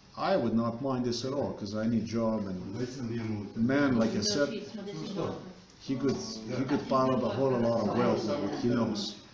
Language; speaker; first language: English; non-native, fluent; Slovenian